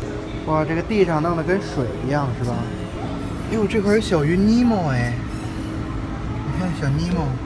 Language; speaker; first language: Chinese; native; Chinese